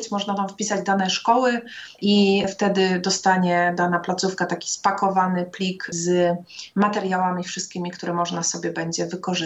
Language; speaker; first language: Polish; native; Polish